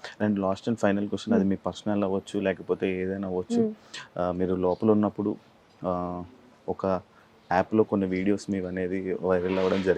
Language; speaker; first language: Telugu; native; Telugu